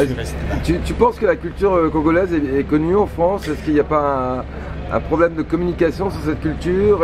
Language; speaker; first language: French; native; French